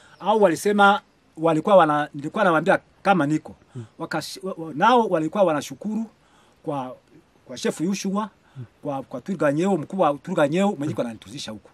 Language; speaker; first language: Swahili; non-native, local second language; Bembe